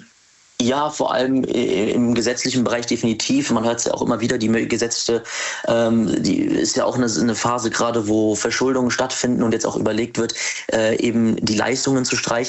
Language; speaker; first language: German; native; German